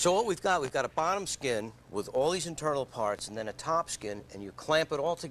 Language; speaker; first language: English; native; English